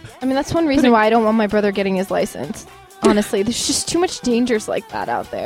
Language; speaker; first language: English; native; English